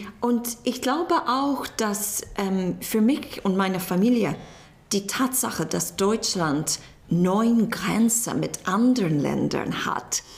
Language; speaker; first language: German; non-native, learner; English